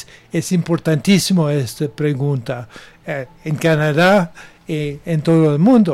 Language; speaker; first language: Spanish; non-native, learner; English